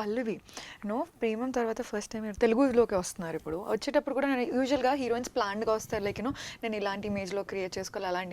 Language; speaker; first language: Telugu; native; Telugu